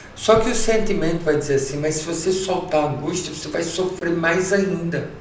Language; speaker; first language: Portuguese; early bilingual, heritage; Portuguese